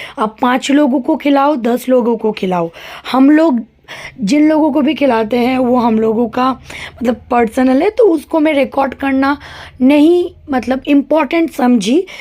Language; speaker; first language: Hindi; non-native, local second language; Bangla